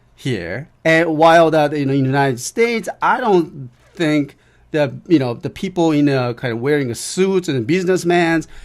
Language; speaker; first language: English; non-native, learner; Japanese